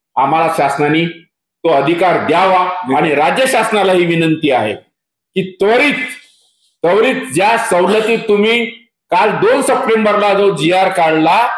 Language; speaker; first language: Marathi; non-native, local second language; Lambadi